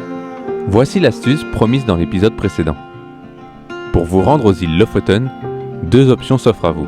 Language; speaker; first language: French; native; French